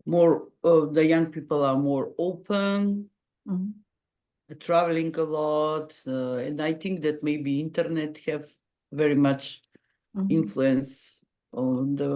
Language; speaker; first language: English; non-native, fluent; Macedonian